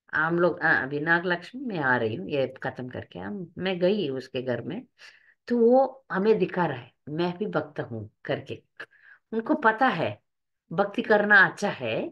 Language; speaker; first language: Hindi; non-native, local second language; Tamil